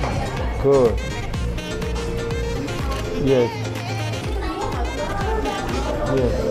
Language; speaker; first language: English; non-native, learner; Indonesian